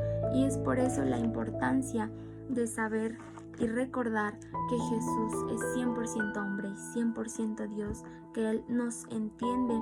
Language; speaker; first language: Spanish; native; Spanish